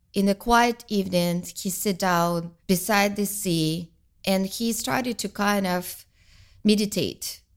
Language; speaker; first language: English; non-native, fluent; Russian